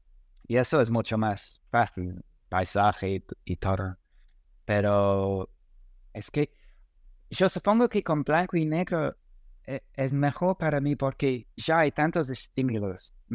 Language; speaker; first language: Spanish; non-native, fluent; English